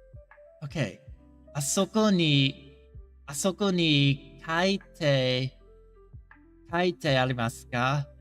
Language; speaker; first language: Japanese; non-native, learner; English